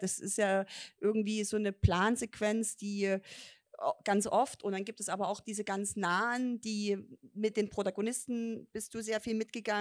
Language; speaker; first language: German; native; German